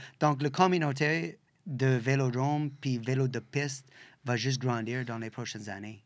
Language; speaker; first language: French; non-native, fluent; English